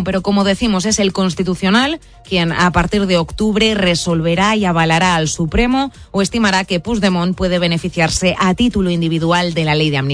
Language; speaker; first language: Spanish; native; Spanish